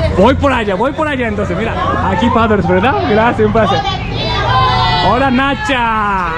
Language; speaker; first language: Spanish; non-native, learner; Japanese